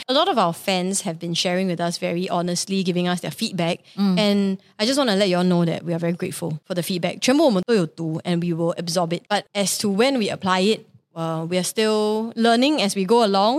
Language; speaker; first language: English; non-native, local second language; Chinese